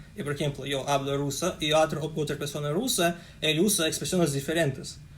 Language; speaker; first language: Spanish; non-native, learner; Russian